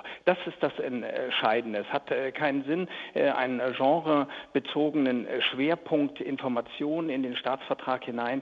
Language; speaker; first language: German; native; German